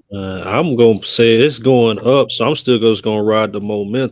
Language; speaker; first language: English; native; English